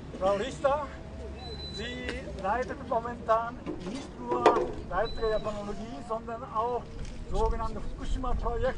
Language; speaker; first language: German; non-native, fluent; Japanese